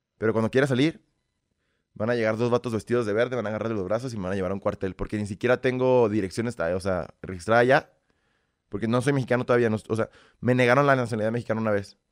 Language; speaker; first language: Spanish; early bilingual, other home language; Russian